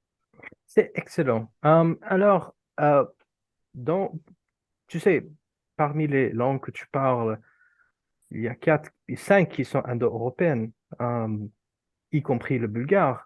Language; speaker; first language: French; non-native, fluent; Urdu